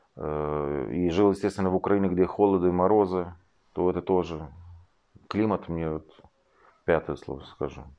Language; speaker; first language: Russian; non-native, fluent; Arabic